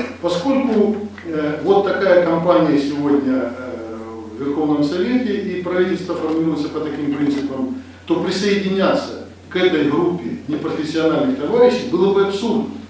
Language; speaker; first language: Russian; native; Russian